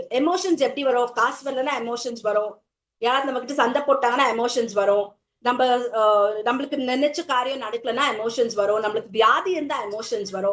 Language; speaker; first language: Tamil; native; Tamil